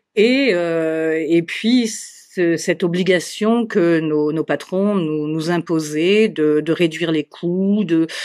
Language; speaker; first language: French; native; French